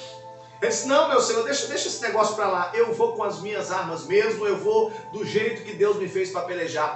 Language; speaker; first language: Portuguese; native; Portuguese